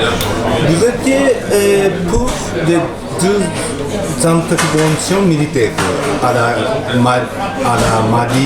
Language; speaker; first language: French; non-native, learner; Japanese